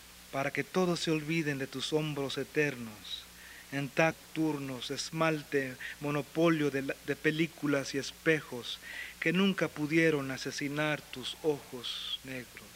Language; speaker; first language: Spanish; early bilingual, heritage; Spanish